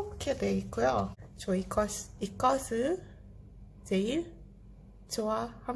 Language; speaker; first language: Korean; non-native, fluent; Indonesian